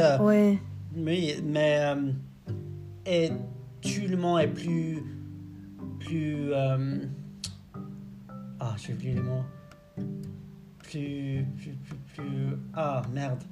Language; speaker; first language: French; non-native, learner; English